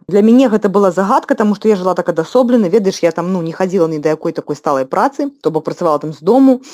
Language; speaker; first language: Belarusian; non-native, local second language; Russian